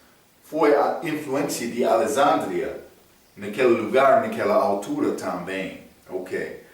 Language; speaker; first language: Portuguese; non-native, fluent; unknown